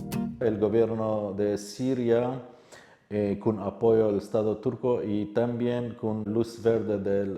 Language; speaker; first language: Spanish; non-native, fluent; Kurdish